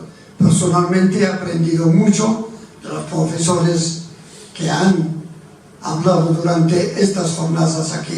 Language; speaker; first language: Spanish; non-native, fluent; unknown